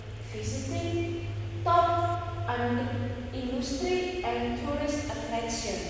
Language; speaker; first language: English; non-native, learner; Indonesian